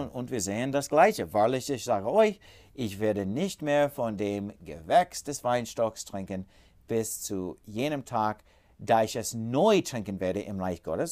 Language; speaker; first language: German; non-native, fluent; English